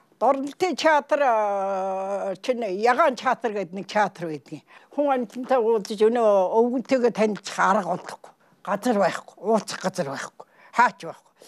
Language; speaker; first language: Mongolian; native; Mongolian